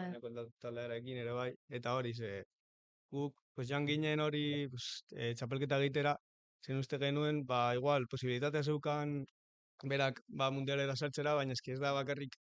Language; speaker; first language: Basque; non-native, local second language; Spanish